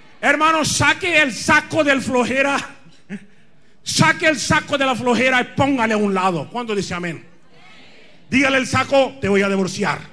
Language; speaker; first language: Spanish; non-native, fluent; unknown